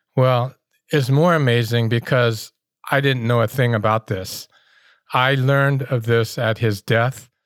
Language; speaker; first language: English; native; English